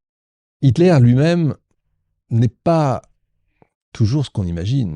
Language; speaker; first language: French; native; French